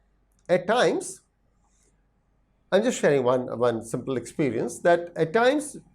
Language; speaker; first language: English; non-native, local second language; Hindi